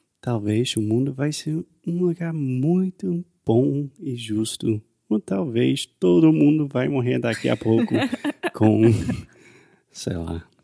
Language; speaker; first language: Portuguese; non-native, fluent; English